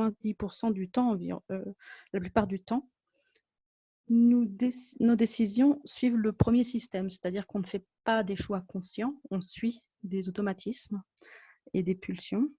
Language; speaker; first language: French; native; French